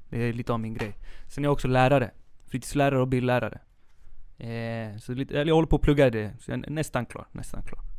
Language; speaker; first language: Swedish; early bilingual, other home language; Spanish